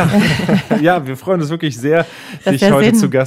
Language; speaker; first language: German; native; German